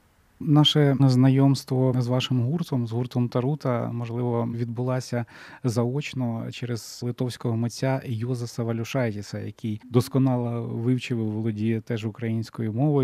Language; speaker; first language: Ukrainian; native; Ukrainian